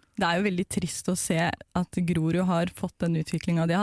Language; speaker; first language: Norwegian; native; Norwegian